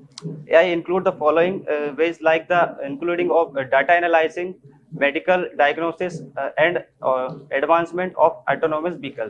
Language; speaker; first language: English; non-native, learner; Hindi